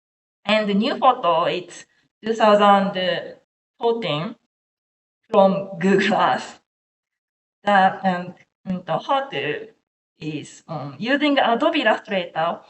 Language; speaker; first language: English; non-native, learner; Japanese